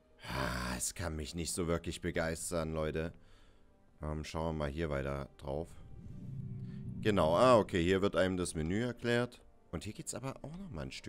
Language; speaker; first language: German; native; German